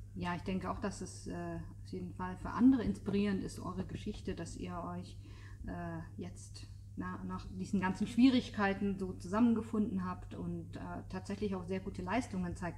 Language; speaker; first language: German; native; German